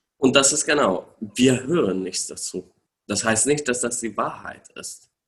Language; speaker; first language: German; non-native, fluent; Arabic